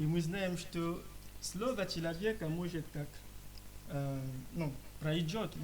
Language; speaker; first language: Russian; non-native, learner; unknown